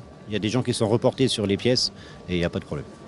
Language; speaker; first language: French; native; French